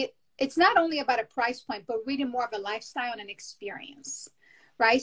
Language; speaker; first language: English; non-native, fluent; Portuguese